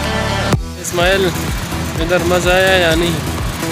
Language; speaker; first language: Hindi; non-native, local second language; Pashto